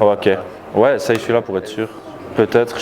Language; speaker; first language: French; native; French